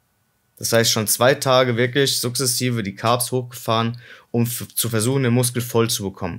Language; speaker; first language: German; native; German